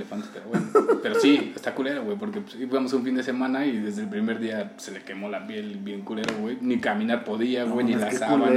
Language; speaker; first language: Spanish; native; Spanish